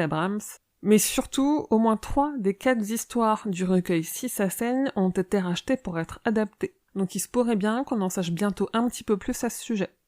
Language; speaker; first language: French; native; French